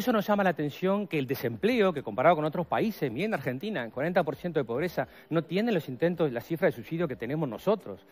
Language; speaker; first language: Spanish; native; Spanish